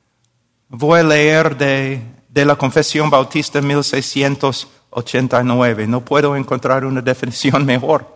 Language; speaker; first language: Spanish; non-native, fluent; English